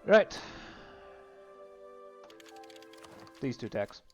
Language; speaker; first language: English; native; English